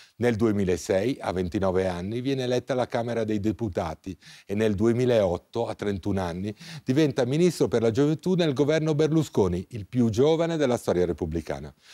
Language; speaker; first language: Italian; native; Italian